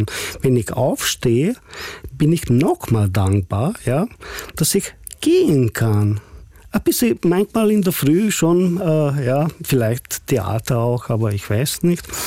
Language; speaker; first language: German; non-native, fluent; Hungarian